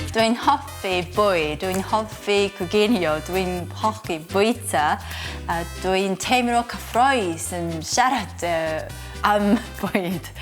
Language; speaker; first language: Welsh; non-native, learner; Japanese